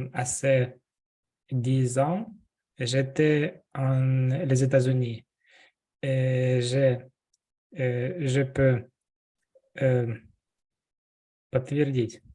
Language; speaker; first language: French; non-native, learner; Russian